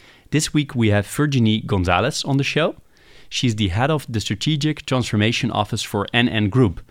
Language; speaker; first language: English; non-native, fluent; Dutch